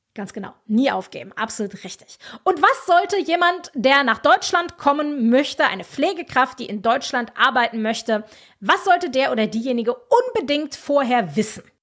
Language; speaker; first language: German; native; German